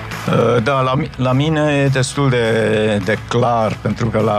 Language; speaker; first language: Romanian; non-native, fluent; German